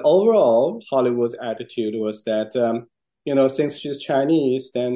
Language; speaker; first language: English; non-native, fluent; Chinese